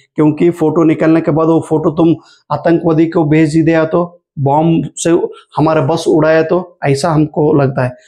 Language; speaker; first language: Hindi; non-native, local second language; Marathi